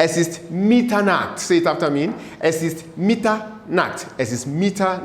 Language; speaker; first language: German; non-native, fluent; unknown